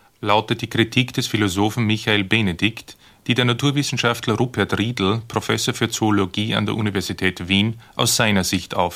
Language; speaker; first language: German; native; German